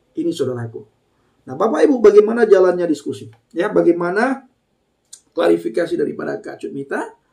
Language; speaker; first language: Indonesian; non-native, local second language; Achinese